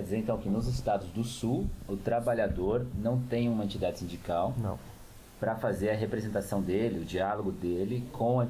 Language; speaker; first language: Portuguese; native; Portuguese